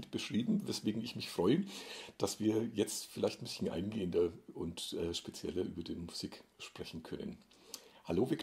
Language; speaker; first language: German; native; German